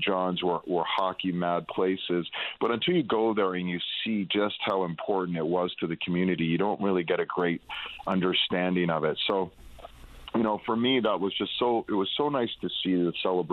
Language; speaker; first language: English; native; English